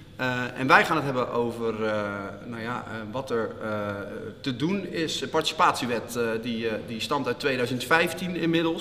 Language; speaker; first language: Dutch; native; Dutch